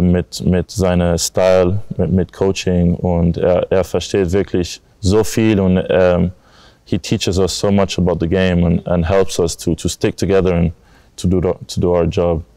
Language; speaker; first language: German; non-native, learner; English